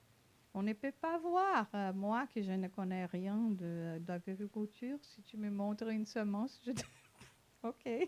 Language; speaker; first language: French; non-native, fluent; Portuguese